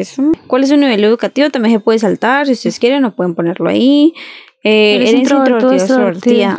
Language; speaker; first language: Spanish; native; Spanish